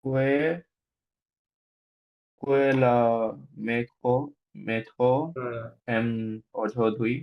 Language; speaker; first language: French; non-native, learner; Bangla